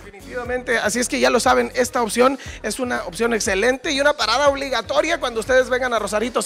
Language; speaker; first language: Spanish; native; Spanish